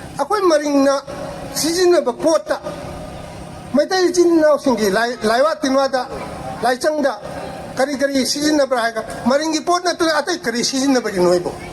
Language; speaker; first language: Manipuri; non-native, local second language; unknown